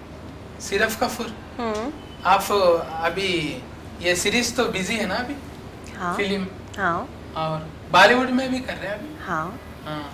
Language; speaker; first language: Hindi; non-native, local second language; Telugu